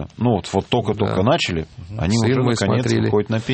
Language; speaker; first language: Russian; native; Russian